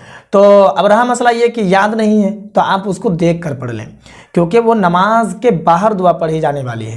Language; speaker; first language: Hindi; native; Hindi